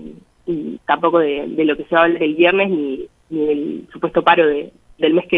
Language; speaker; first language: Spanish; native; Spanish